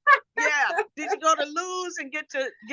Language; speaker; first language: English; native; English